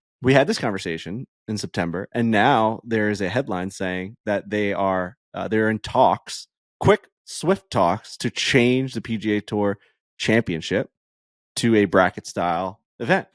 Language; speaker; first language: English; native; English